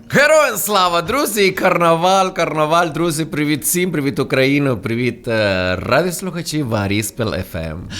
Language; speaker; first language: Ukrainian; non-native, fluent; Spanish